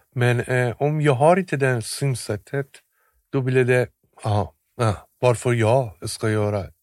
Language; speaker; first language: Swedish; non-native, fluent; Persian